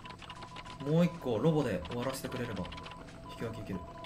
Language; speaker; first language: Japanese; native; Japanese